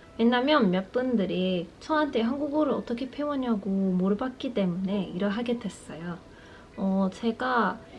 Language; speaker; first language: Korean; non-native, fluent; English